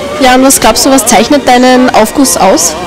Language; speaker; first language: German; native; German